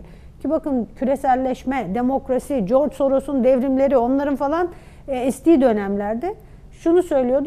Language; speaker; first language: Turkish; native; Turkish